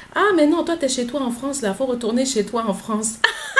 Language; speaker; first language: French; native; French